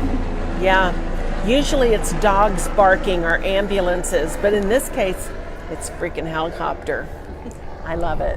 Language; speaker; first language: English; native; English